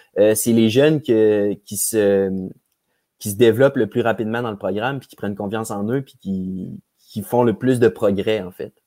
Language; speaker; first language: French; native; French